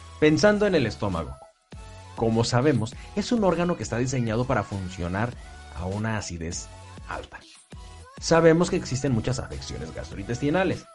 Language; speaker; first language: Spanish; native; Spanish